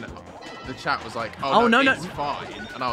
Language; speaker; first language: English; native; English